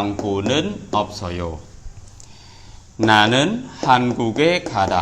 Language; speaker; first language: Korean; non-native, fluent; Khmer